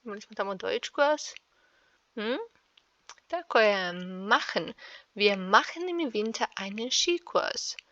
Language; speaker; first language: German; non-native, fluent; Serbian